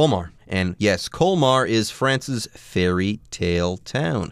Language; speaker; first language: English; native; English